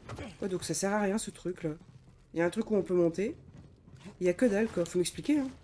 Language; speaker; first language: French; native; French